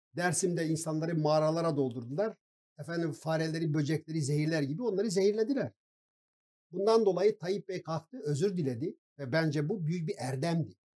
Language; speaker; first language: Turkish; non-native, local second language; Kurdish